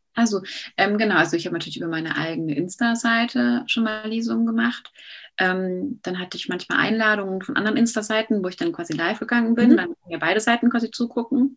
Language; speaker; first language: German; native; German